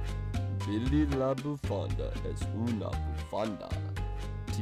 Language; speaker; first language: Spanish; non-native, learner; English